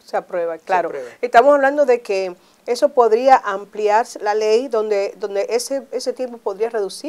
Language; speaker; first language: Spanish; native; Spanish